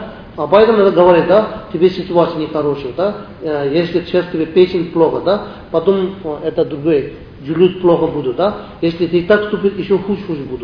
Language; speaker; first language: Russian; non-native, learner; Tibetan